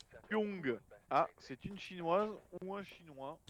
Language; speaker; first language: French; native; French